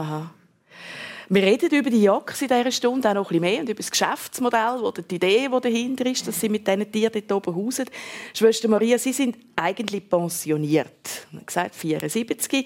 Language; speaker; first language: German; native; German